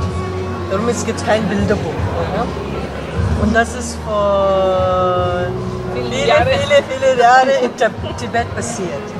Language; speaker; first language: German; non-native, learner; Tibetan